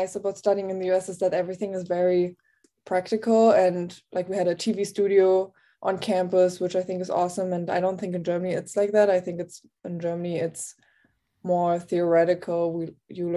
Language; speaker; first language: English; non-native, fluent; German